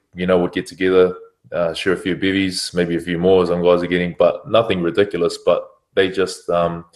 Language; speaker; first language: English; native; English